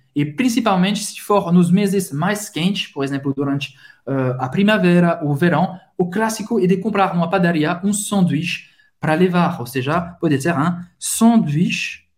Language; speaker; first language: Portuguese; non-native, fluent; French